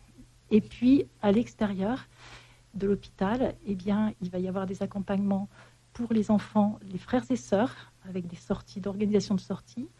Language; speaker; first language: French; native; French